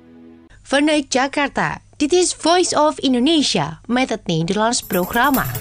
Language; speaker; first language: Dutch; non-native, fluent; Indonesian